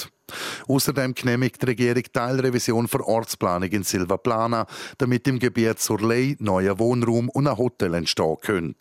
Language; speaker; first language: German; native; German